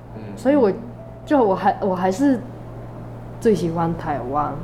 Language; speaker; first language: Chinese; non-native, fluent; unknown